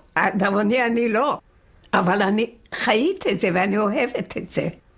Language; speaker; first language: Hebrew; non-native, fluent; Yiddish